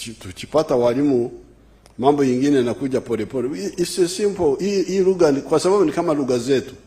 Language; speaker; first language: Swahili; non-native, local second language; Nyankole